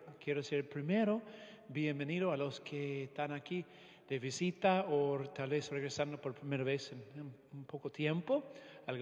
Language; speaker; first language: Spanish; non-native, fluent; English